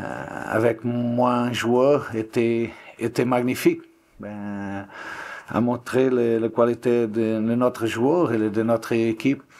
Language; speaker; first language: French; non-native, learner; Portuguese